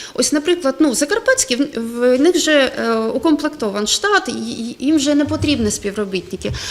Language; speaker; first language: Ukrainian; non-native, local second language; Russian